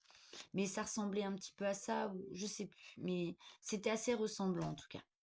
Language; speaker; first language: French; native; French